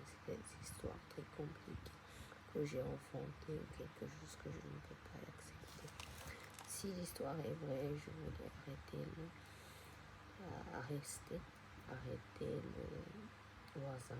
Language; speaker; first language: French; non-native, fluent; Japanese